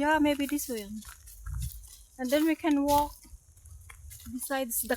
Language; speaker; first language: English; non-native, learner; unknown